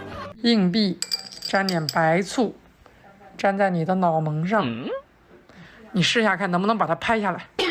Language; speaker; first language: Chinese; native; Chinese